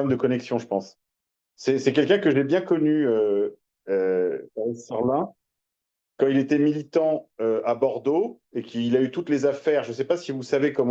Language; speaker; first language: French; native; French